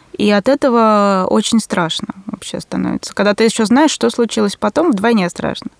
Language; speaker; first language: Russian; native; Russian